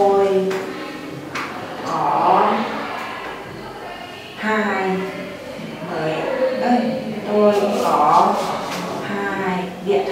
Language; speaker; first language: Vietnamese; non-native, learner; Thai